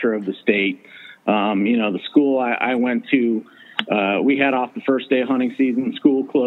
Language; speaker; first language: English; native; English